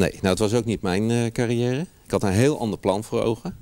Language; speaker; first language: Dutch; native; Dutch